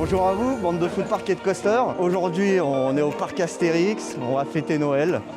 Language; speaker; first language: French; native; French